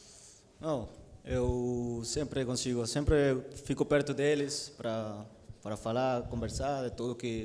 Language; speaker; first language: Portuguese; non-native, fluent; Spanish